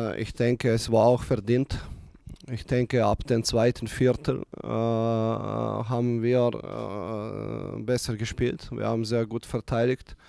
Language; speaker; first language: German; non-native, fluent; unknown